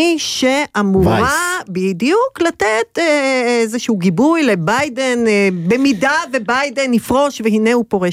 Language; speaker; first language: Hebrew; native; Hebrew